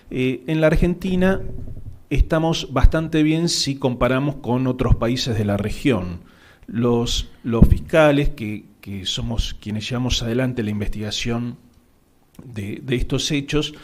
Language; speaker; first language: Spanish; native; Spanish